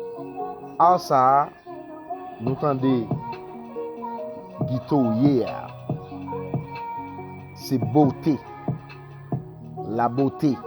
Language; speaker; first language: French; non-native, learner; Haitian Creole